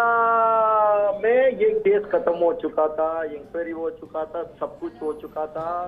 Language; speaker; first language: Hindi; non-native, local second language; Kannada